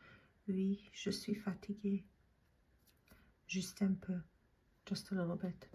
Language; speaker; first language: French; non-native, fluent; English